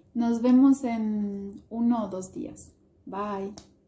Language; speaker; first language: Spanish; non-native, fluent; Albanian